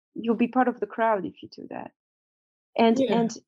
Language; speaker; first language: English; non-native, fluent; Romanian